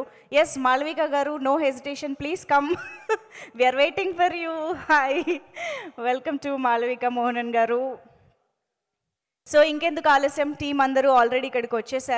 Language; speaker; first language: Telugu; native; Telugu